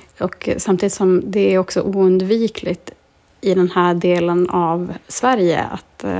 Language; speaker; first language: Swedish; native; Swedish